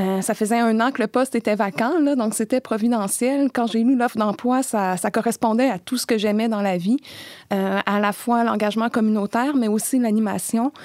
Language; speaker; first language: French; native; French